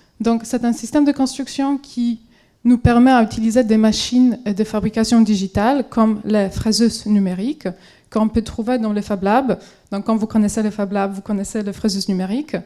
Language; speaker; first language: French; non-native, fluent; Polish